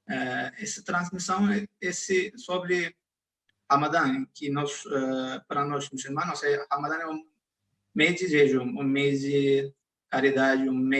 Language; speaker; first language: Portuguese; non-native, fluent; Turkish